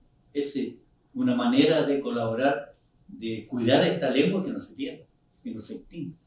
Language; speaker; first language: Spanish; non-native, local second language; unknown